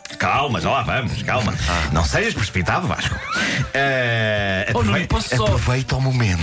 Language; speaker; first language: Portuguese; native; Portuguese